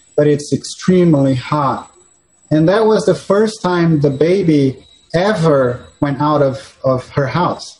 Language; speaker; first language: English; non-native, fluent; Portuguese